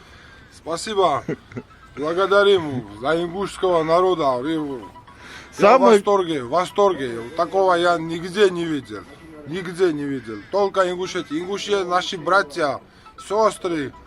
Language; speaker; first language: Russian; non-native, learner; Georgian